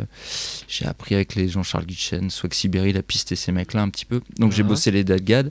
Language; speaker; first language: French; native; French